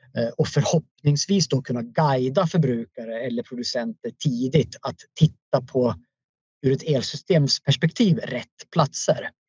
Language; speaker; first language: Swedish; native; Swedish